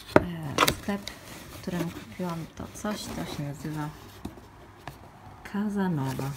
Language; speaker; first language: Polish; non-native, fluent; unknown